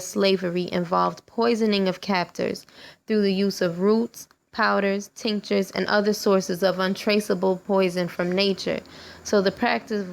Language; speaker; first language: English; native; English